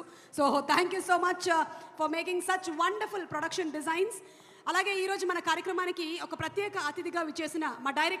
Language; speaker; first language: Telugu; native; Telugu